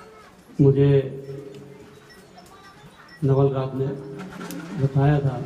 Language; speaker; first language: Hindi; non-native, local second language; Gujarati